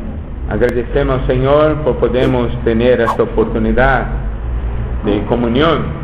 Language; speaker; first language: Spanish; non-native, fluent; Portuguese